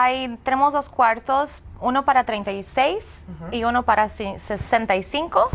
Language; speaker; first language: Spanish; native; Spanish